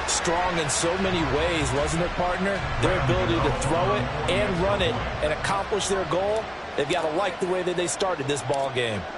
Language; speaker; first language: English; native; English